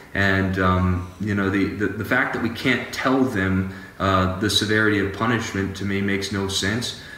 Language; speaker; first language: English; native; English